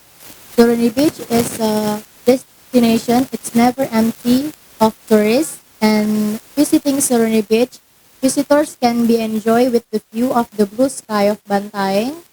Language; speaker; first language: English; non-native, learner; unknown